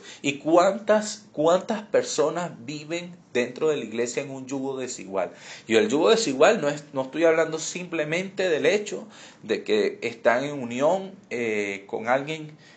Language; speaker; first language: Spanish; native; Spanish